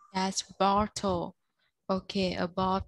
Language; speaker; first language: English; non-native, fluent; Vietnamese